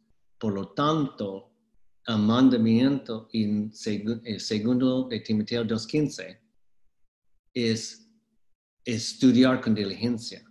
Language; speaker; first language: Spanish; non-native, fluent; English